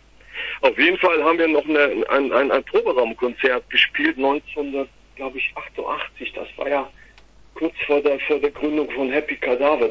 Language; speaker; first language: German; native; German